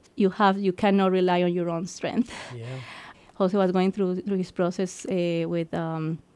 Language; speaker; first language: English; non-native, fluent; Spanish